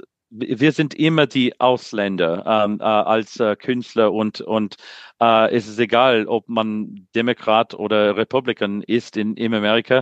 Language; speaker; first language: German; non-native, learner; English